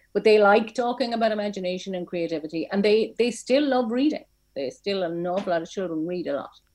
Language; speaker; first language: English; native; English